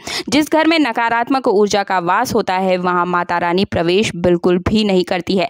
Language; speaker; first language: Hindi; native; Hindi